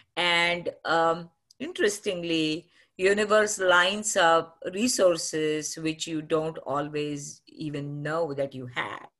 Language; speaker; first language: English; non-native, local second language; Marathi